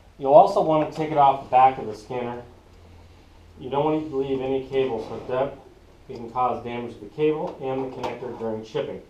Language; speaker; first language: English; native; English